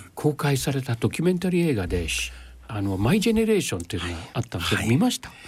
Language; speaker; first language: Japanese; non-native, fluent; English